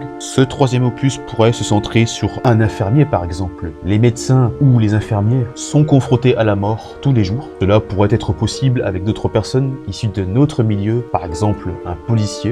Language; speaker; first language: French; native; French